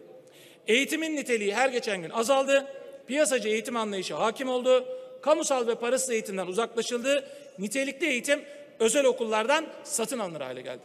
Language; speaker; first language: Turkish; native; Turkish